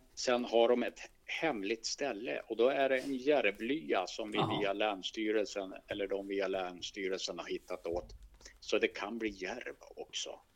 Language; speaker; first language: Swedish; native; Swedish